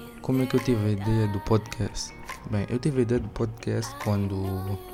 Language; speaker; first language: Portuguese; early bilingual, heritage; Portuguese